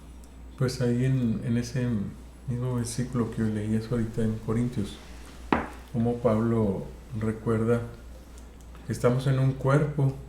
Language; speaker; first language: Spanish; native; Spanish